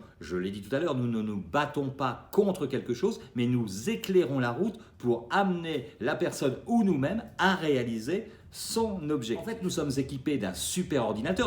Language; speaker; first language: French; native; French